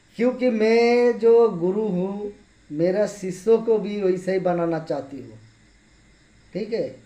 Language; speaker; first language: Hindi; non-native, local second language; Bangla